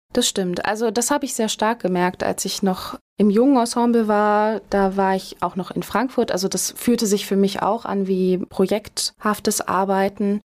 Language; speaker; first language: German; native; German